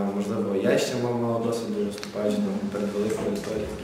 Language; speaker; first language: Ukrainian; native; Ukrainian